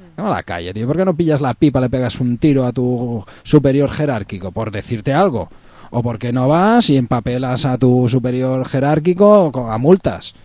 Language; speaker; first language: Spanish; non-native, local second language; Catalan